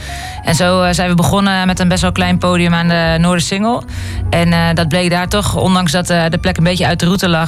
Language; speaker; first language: Dutch; native; Dutch